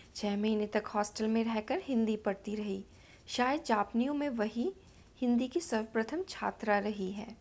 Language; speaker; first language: Hindi; native; Hindi